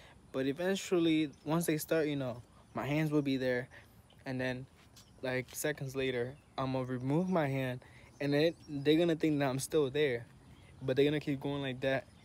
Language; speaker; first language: English; early bilingual, other home language; Spanish